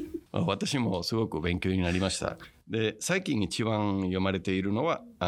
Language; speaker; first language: Japanese; non-native, fluent; Spanish